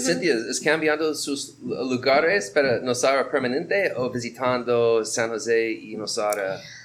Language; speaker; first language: Spanish; non-native, learner; English